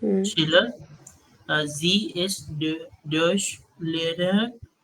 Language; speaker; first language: German; non-native, learner; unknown